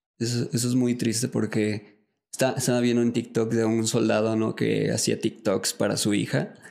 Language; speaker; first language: Spanish; native; Spanish